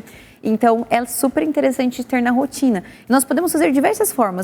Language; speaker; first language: Portuguese; native; Portuguese